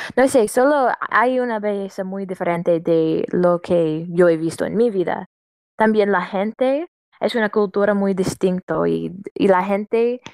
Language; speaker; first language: Spanish; non-native, learner; English